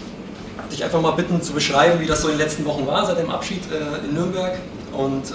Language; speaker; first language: German; native; German